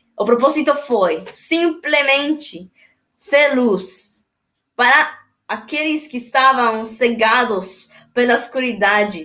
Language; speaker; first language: Portuguese; non-native, learner; Spanish